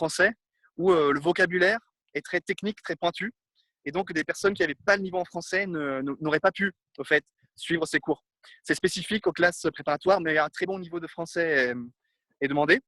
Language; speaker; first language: French; non-native, fluent; Italian